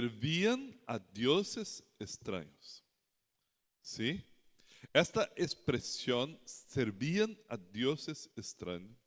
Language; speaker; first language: Spanish; non-native, learner; Portuguese